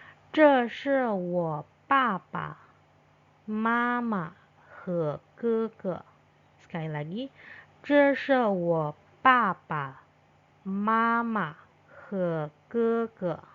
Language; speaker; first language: Chinese; non-native, fluent; Indonesian